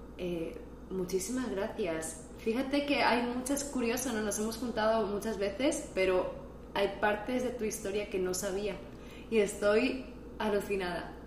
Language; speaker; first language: Spanish; native; Spanish